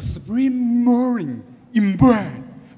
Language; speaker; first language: English; non-native, learner; Chinese